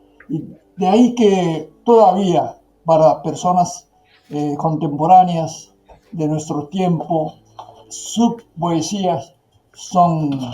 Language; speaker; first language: Spanish; non-native, fluent; Japanese